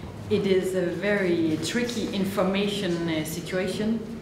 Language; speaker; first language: English; non-native, fluent; Danish